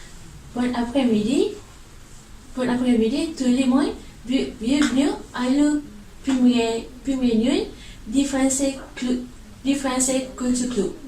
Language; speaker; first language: French; non-native, learner; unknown